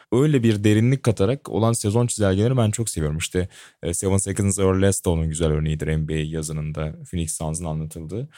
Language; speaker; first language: Turkish; native; Turkish